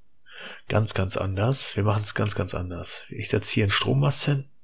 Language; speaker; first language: German; native; German